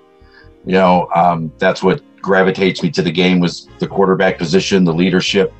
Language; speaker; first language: English; native; English